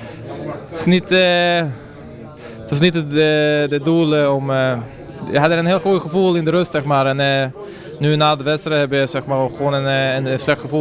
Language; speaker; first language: Dutch; non-native, fluent; Swedish